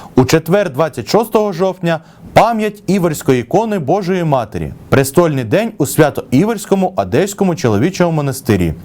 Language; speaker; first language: Ukrainian; native; Ukrainian